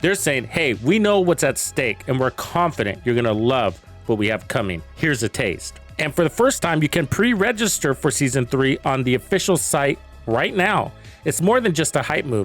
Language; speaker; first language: English; native; English